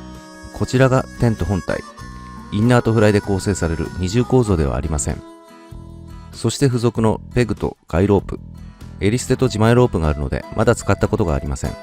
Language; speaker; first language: Japanese; native; Japanese